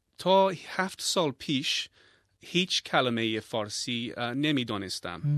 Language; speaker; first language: Persian; non-native, learner; English